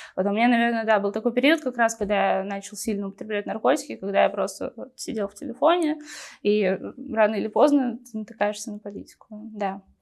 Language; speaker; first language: Russian; native; Russian